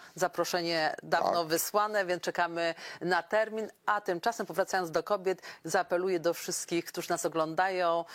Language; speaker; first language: Polish; native; Polish